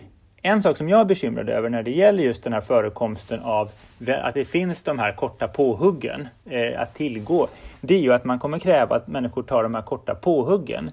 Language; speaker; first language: Swedish; native; Swedish